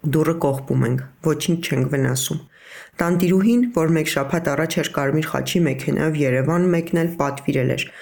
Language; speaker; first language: Armenian; native; Armenian